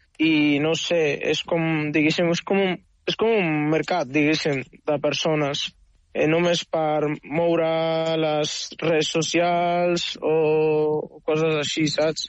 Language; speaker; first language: Catalan; non-native, fluent; Arabic